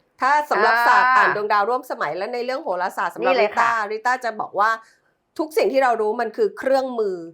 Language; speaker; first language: Thai; native; Thai